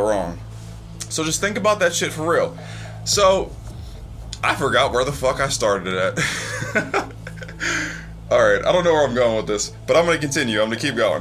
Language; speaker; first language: English; native; English